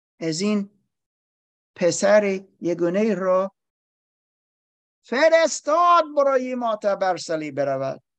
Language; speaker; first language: Persian; non-native, learner; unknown